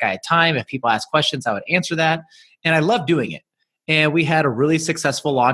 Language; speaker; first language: English; native; English